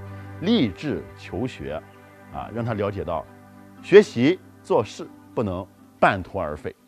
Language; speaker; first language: Chinese; native; Chinese